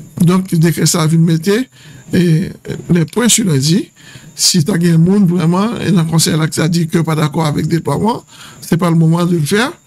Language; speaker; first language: French; non-native, local second language; Haitian Creole